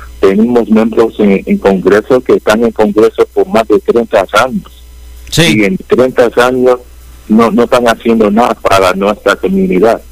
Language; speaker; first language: Spanish; early bilingual, heritage; Spanish